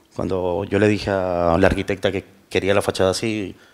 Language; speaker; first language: Spanish; native; Spanish